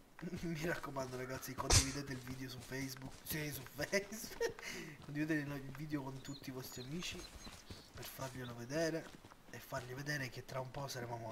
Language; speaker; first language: Italian; native; Italian